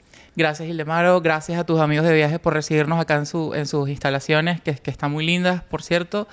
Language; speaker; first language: Spanish; native; Spanish